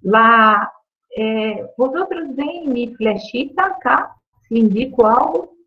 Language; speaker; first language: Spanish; non-native, learner; Portuguese